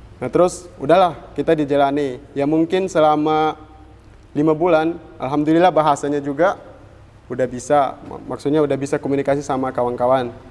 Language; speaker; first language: Indonesian; non-native, fluent; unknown